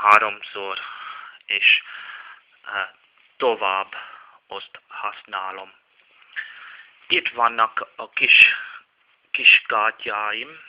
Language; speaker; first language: Hungarian; non-native, learner; Czech